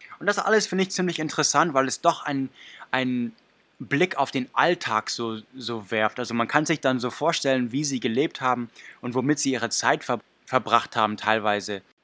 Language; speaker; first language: German; non-native, fluent; English